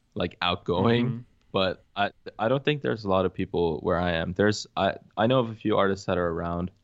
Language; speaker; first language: English; early bilingual, other home language; Arabic